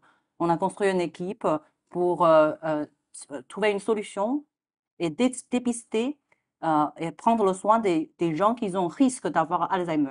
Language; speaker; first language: French; non-native, fluent; Chinese